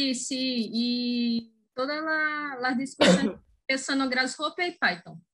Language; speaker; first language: Spanish; non-native, learner; Portuguese